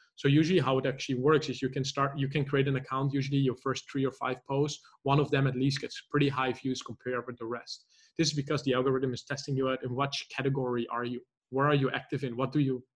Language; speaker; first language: English; non-native, fluent; Dutch